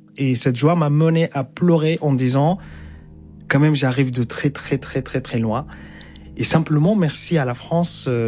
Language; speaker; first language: French; non-native, fluent; Arabic